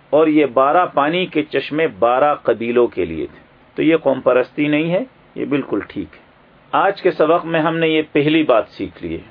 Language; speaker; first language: Urdu; native; Urdu